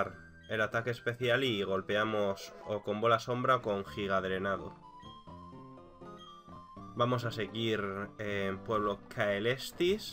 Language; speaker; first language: Spanish; native; Spanish